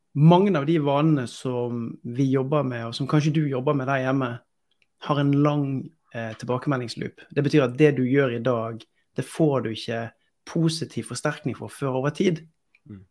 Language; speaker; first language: Norwegian; native; Norwegian